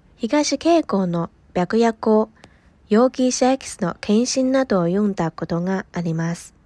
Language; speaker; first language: Japanese; non-native, fluent; Chinese